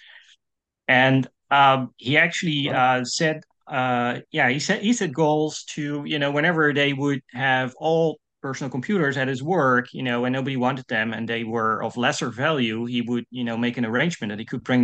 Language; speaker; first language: English; non-native, fluent; Dutch